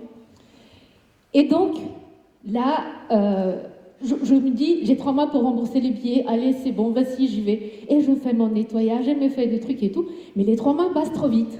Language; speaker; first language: French; non-native, fluent; Spanish